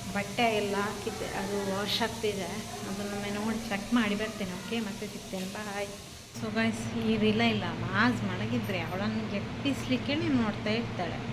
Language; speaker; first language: Kannada; non-native, local second language; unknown